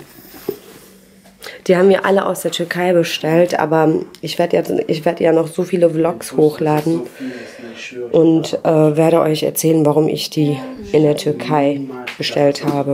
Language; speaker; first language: German; early bilingual, other home language; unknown